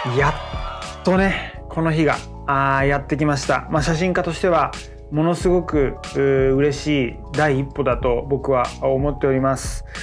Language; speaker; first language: Japanese; early bilingual, other home language; French